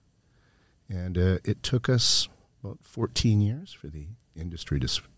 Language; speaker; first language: English; native; English